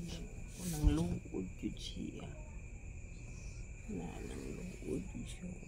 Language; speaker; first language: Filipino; non-native, local second language; Cebuano